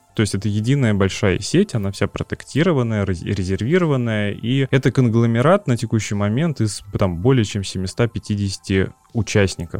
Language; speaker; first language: Russian; native; Russian